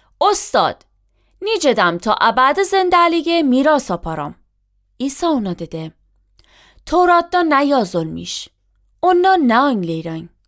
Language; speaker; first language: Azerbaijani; native; Azerbaijani